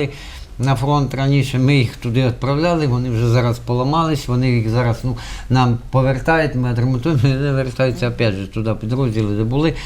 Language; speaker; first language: Ukrainian; native; Ukrainian